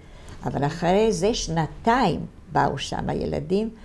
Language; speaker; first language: Hebrew; non-native, fluent; Italian